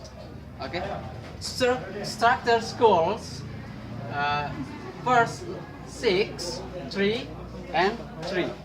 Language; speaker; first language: English; non-native, learner; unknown